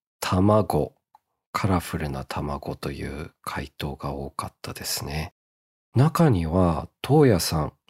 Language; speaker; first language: Japanese; early bilingual, heritage; Japanese